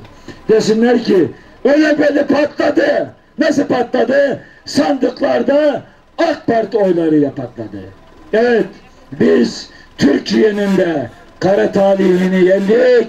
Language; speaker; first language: Turkish; native; Turkish